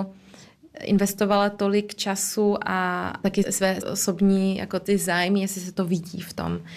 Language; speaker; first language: Czech; early bilingual, heritage; Czech